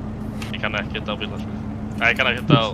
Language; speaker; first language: Icelandic; native; Icelandic